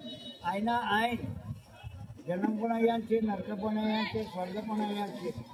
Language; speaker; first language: Gujarati; non-native, local second language; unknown